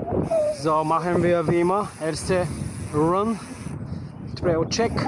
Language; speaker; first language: German; non-native, fluent; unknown